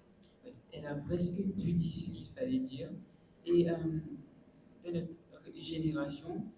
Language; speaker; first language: French; non-native, local second language; Morisyen